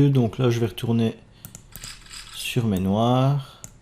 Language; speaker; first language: French; native; French